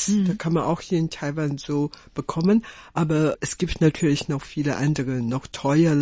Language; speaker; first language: German; non-native, fluent; Chinese